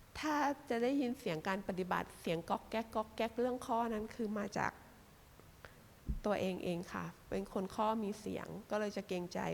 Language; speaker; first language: Thai; native; Thai